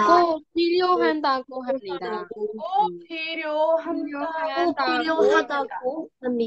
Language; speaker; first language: Korean; non-native, learner; Burmese